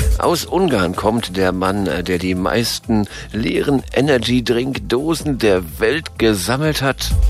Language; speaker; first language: German; native; German